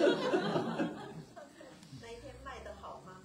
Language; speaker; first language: Chinese; native; Chinese